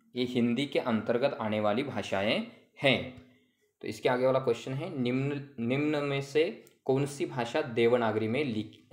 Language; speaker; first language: Hindi; non-native, local second language; Marathi